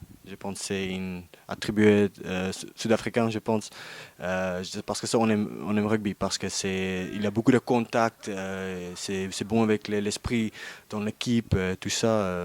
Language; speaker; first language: French; non-native, learner; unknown